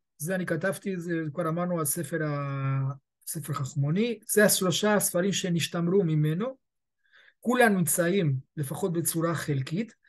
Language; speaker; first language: Hebrew; early bilingual, other home language; Spanish